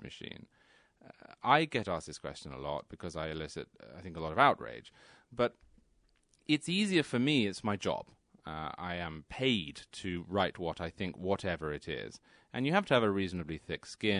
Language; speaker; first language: English; native; English